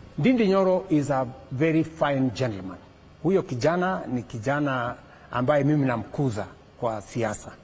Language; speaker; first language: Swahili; non-native, local second language; Kalenjin